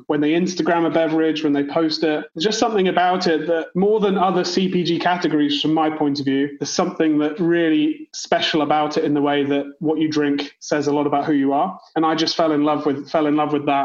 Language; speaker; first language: English; native; English